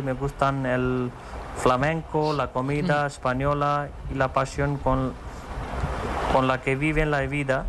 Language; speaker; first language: Spanish; non-native, fluent; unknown